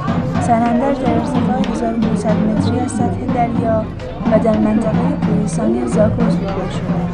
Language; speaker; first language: Persian; non-native, local second language; Kurdish